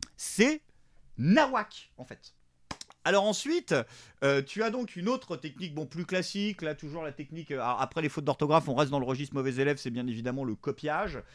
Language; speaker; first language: French; native; French